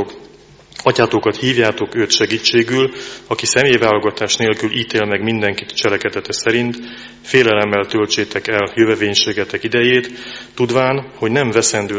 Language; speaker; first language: Hungarian; native; Hungarian